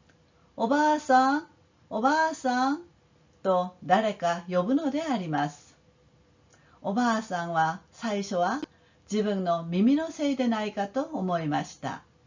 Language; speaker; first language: Japanese; non-native, fluent; Korean